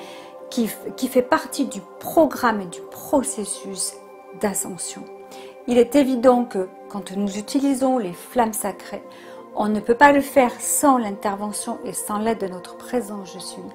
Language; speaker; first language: French; native; French